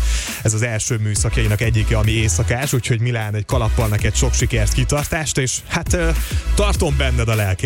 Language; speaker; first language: Hungarian; native; Hungarian